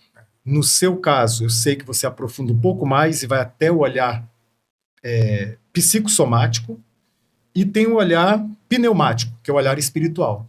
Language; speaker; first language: Portuguese; native; Portuguese